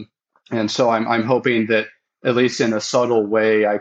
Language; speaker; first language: English; native; English